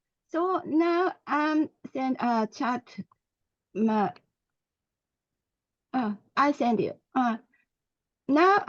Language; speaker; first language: English; non-native, learner; Japanese